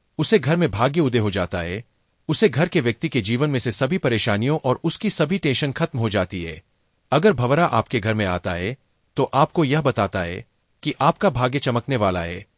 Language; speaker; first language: Hindi; non-native, local second language; Gujarati